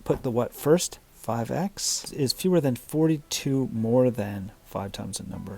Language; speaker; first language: English; native; English